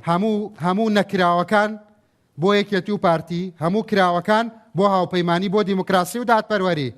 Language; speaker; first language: Central Kurdish; native; Central Kurdish